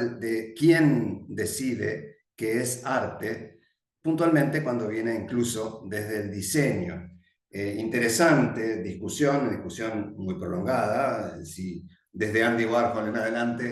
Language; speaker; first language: Spanish; native; Spanish